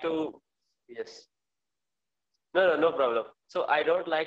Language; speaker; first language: English; non-native, learner; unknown